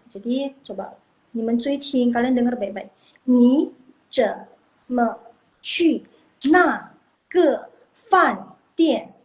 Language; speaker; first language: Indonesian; non-native, local second language; Min Nan Chinese